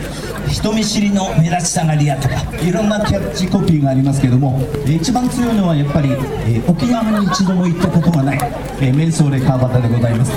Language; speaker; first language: Japanese; native; Japanese